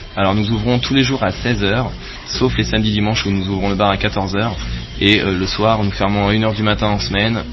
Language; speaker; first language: French; native; French